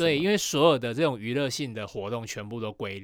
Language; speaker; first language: Chinese; native; Chinese